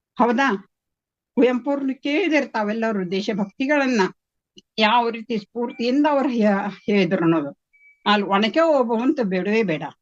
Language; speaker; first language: Kannada; native; Kannada